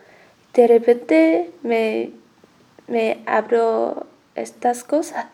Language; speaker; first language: Spanish; non-native, learner; Chinese